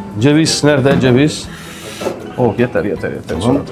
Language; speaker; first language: Turkish; non-native, learner; French